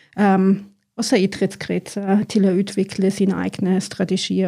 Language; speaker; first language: Norwegian; non-native, fluent; German